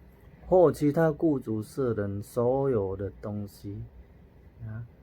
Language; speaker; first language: Chinese; non-native, fluent; Indonesian